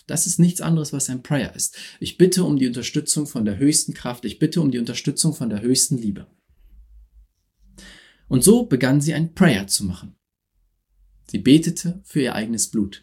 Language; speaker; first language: German; native; German